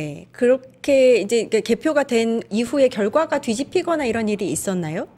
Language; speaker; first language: Korean; native; Korean